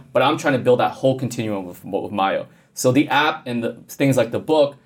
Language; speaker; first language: English; native; English